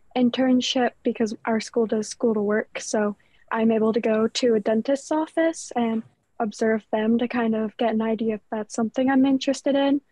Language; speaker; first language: English; native; English